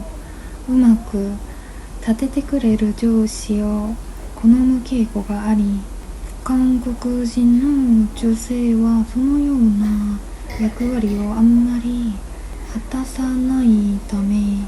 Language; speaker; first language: Japanese; non-native, fluent; Korean